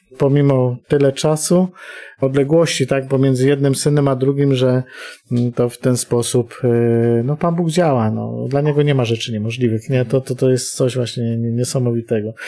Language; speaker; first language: Polish; native; Polish